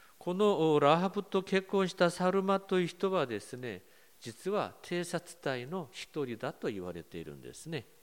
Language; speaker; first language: Japanese; non-native, fluent; Korean